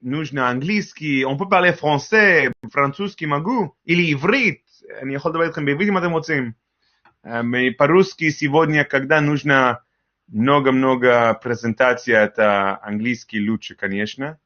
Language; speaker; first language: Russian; non-native, learner; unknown